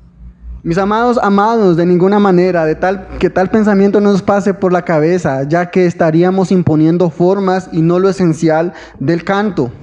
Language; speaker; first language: Spanish; native; Spanish